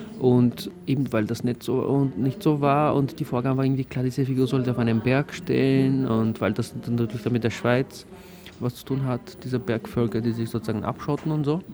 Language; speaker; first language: German; non-native, fluent; Bulgarian